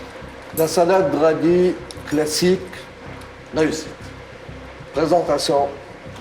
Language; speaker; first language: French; non-native, local second language; Arabic